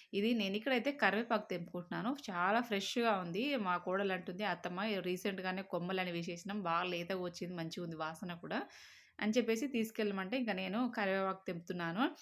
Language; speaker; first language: Telugu; native; Telugu